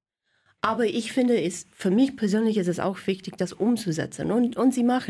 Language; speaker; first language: German; non-native, fluent; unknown